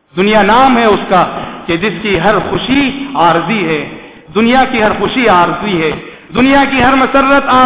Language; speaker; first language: Urdu; native; Urdu